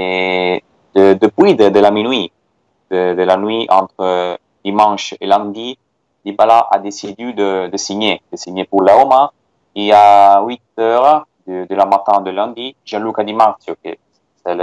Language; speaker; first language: French; non-native, fluent; Italian